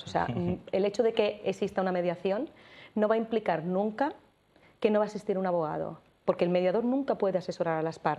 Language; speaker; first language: Spanish; native; Spanish